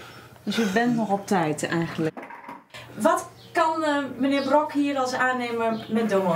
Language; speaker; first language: Dutch; native; Dutch